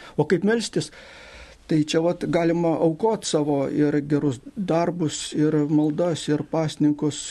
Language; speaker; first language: Lithuanian; native; Lithuanian